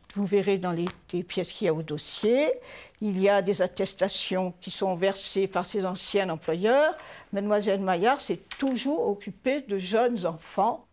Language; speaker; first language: French; native; French